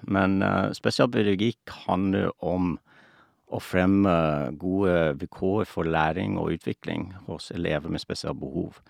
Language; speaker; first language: Norwegian; non-native, fluent; English